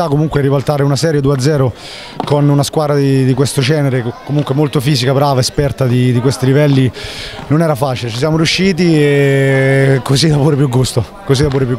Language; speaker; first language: Italian; native; Italian